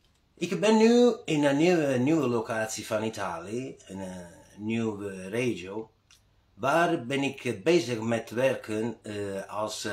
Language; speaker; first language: Dutch; non-native, learner; Italian